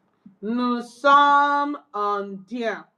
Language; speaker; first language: French; non-native, learner; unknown